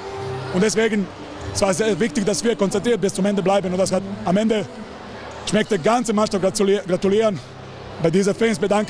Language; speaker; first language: German; non-native, fluent; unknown